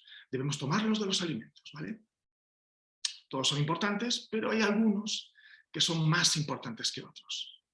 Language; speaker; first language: Spanish; native; Spanish